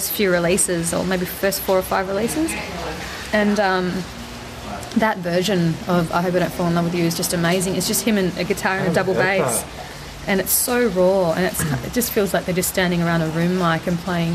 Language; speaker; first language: English; native; English